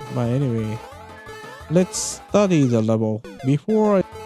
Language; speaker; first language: English; non-native, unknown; Japanese